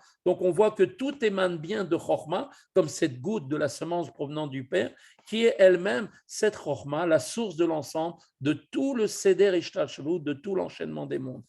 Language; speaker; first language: French; native; French